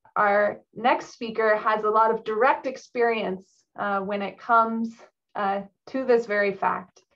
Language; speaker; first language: English; native; English